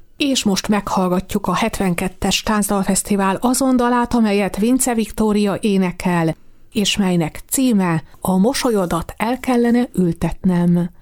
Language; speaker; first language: Hungarian; native; Hungarian